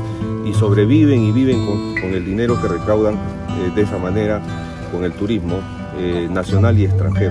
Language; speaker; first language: Spanish; native; Spanish